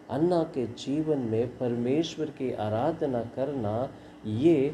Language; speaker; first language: Hindi; non-native, local second language; Kannada